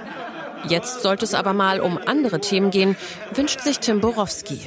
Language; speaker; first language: German; native; German